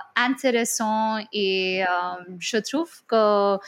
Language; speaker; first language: French; non-native, fluent; Hindi